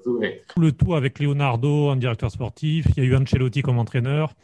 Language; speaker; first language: French; native; French